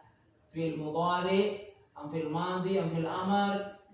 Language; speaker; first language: Arabic; non-native, fluent; Indonesian